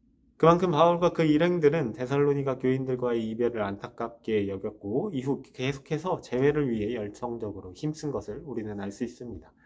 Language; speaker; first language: Korean; native; Korean